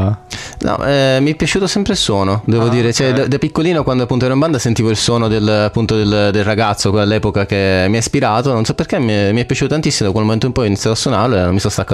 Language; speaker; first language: Italian; native; Italian